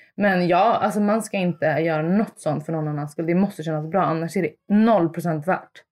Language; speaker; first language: Swedish; early bilingual, other home language; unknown